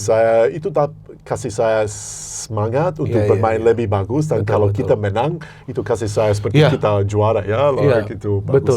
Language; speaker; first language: Indonesian; non-native, fluent; English